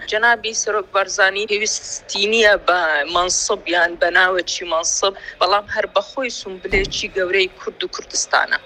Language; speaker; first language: Central Kurdish; non-native, local second language; Kurdish